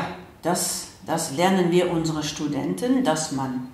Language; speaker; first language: German; non-native, fluent; Dutch